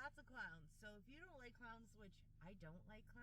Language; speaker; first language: English; native; English